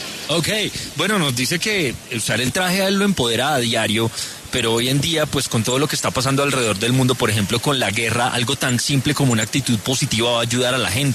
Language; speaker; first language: Spanish; native; Spanish